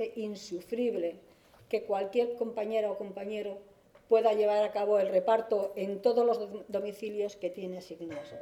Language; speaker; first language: Spanish; native; Spanish